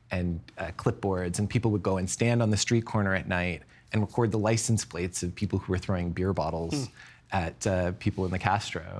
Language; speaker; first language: English; native; English